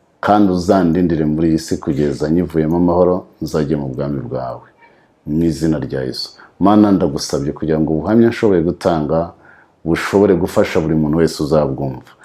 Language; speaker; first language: Kinyarwanda; native; Kinyarwanda